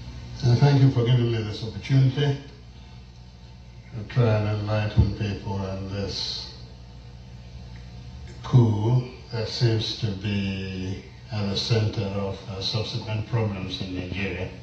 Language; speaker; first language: English; non-native, local second language; Igbo